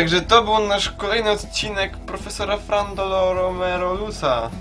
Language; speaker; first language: Polish; native; Polish